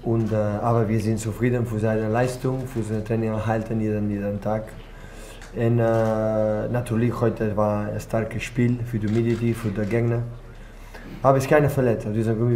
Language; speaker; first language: German; non-native, learner; Spanish